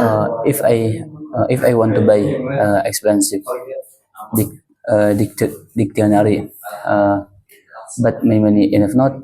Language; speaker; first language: English; non-native, learner; Indonesian